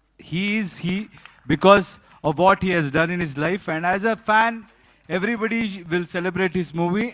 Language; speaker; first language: English; non-native, local second language; Kannada